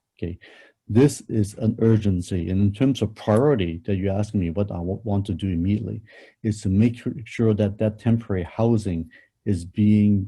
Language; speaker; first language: English; non-native, local second language; Cantonese